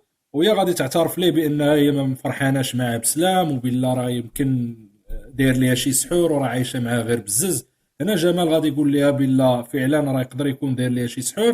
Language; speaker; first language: Arabic; native; Arabic